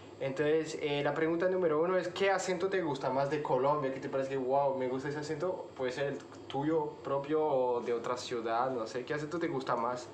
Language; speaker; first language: Spanish; non-native, fluent; French